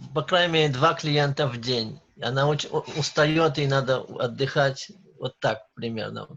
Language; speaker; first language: Russian; native; Russian